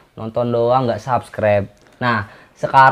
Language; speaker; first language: Indonesian; non-native, local second language; Sundanese